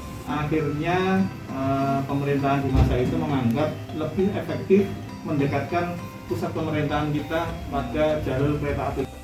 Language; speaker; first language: Indonesian; native; Indonesian